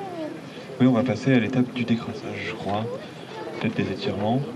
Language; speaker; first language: French; native; French